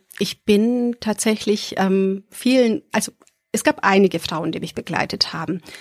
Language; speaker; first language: German; early bilingual, other home language; Serbian